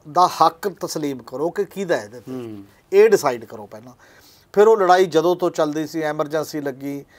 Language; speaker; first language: Punjabi; native; Punjabi